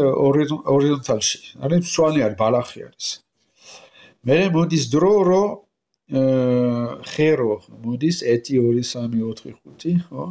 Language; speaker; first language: Georgian; non-native, learner; French